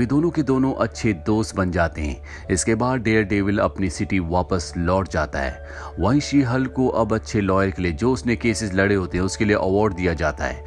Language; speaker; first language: Hindi; native; Hindi